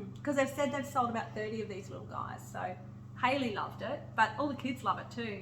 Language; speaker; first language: English; native; English